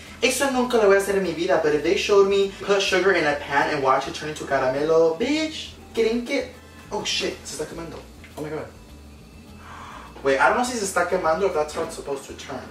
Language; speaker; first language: English; early bilingual, other home language; Spanish